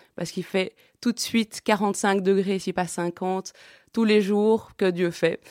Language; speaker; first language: French; native; French